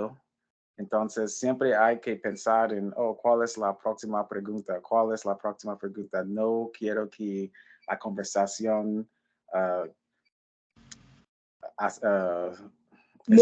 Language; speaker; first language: Spanish; non-native, fluent; English